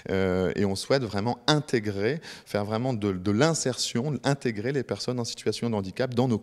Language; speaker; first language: French; native; French